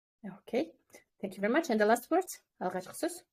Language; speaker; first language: English; non-native, fluent; Kyrgyz